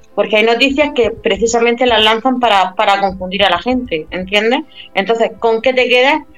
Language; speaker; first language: Spanish; native; Spanish